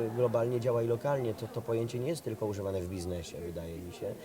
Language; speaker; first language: Polish; native; Polish